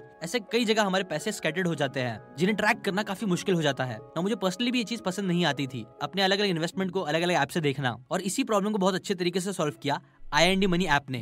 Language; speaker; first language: Hindi; native; Hindi